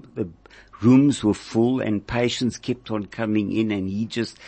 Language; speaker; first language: English; native; English